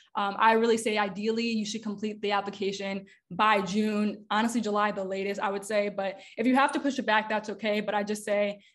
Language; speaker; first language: English; native; English